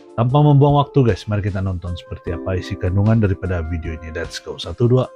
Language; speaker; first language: Malay; native; Malay